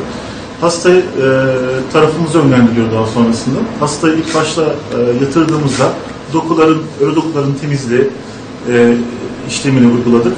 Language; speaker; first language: Turkish; native; Turkish